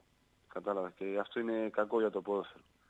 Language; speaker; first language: Greek; non-native, learner; Spanish